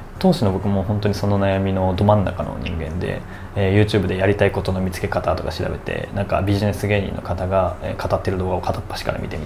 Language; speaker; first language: Japanese; native; Japanese